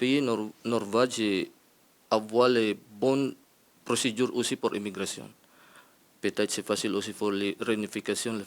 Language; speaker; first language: French; non-native, learner; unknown